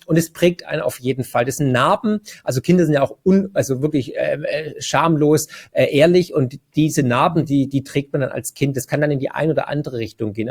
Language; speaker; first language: German; native; German